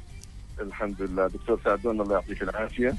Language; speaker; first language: Arabic; native; Arabic